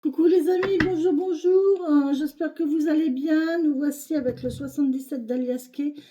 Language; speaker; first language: French; native; French